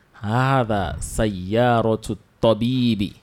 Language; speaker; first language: Arabic; non-native, fluent; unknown